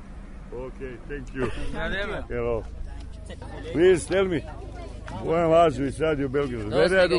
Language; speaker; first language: English; non-native, learner; Serbian